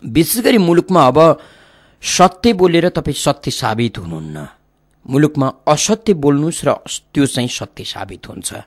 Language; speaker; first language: Nepali; native; Nepali